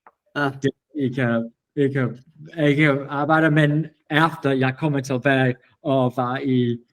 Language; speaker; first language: Danish; non-native, learner; English